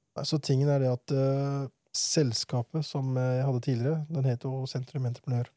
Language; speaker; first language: Norwegian; early bilingual, other home language; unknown